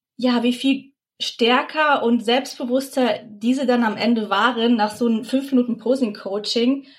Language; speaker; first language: German; early bilingual, other home language; Russian